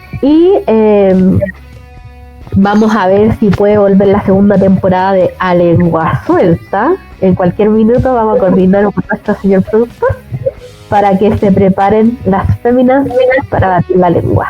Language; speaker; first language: Spanish; native; Spanish